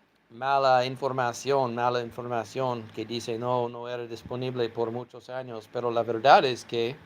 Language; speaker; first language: Spanish; non-native, fluent; English